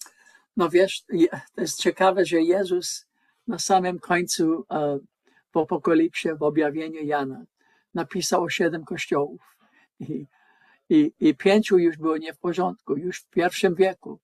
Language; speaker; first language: Polish; non-native, learner; English